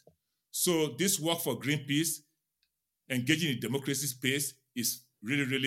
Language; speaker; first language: English; non-native, local second language; Yoruba